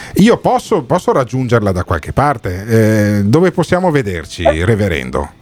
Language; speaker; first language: Italian; native; Italian